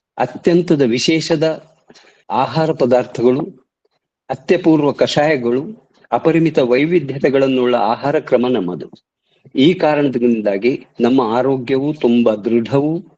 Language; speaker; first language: Kannada; non-native, local second language; Marathi